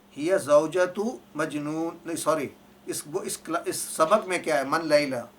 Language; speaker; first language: Urdu; native; Urdu